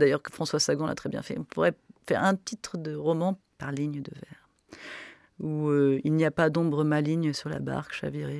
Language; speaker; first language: French; native; French